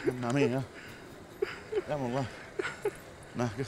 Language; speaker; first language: Italian; native; Italian